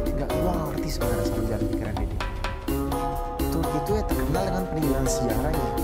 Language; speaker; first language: Indonesian; native; Indonesian